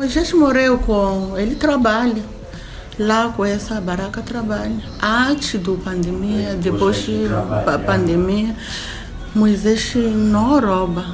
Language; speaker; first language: Portuguese; non-native, learner; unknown